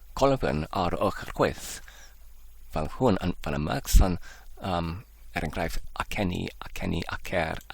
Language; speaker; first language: Welsh; non-native, learner; English